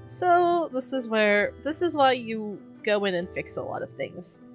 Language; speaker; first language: English; native; English